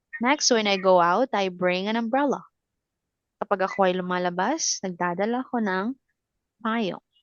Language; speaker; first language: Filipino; non-native, local second language; Cebuano